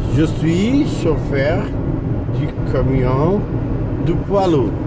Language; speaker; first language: French; non-native, learner; Portuguese